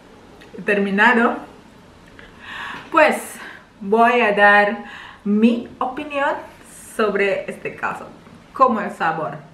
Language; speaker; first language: Spanish; non-native, learner; Indonesian